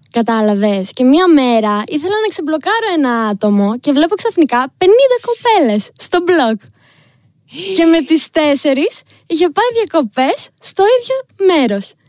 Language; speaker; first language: Greek; early bilingual, heritage; Greek